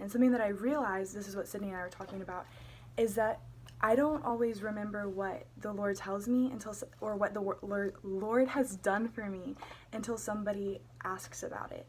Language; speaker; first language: English; native; English